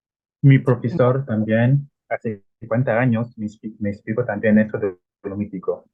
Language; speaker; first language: Spanish; non-native, learner; Italian